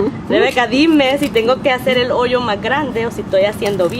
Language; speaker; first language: Spanish; early bilingual, heritage; Spanish